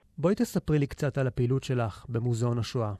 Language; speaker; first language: Hebrew; native; Hebrew